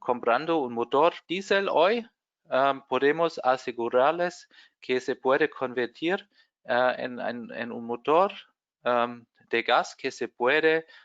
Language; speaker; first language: Spanish; non-native, fluent; German